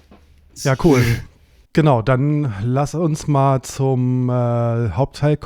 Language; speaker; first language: German; native; German